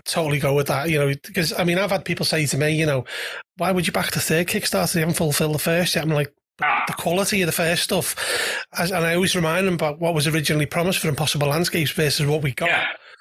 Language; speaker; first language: English; native; English